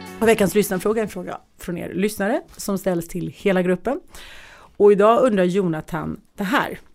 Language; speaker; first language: Swedish; early bilingual, other home language; Russian